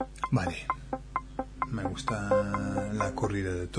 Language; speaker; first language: Spanish; non-native, fluent; English